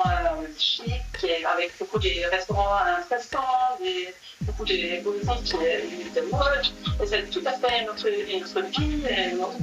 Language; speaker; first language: French; non-native, fluent; Swedish